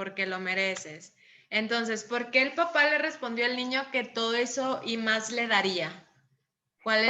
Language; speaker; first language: Spanish; native; Spanish